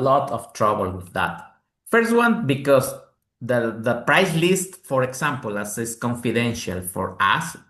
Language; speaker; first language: English; non-native, learner; Spanish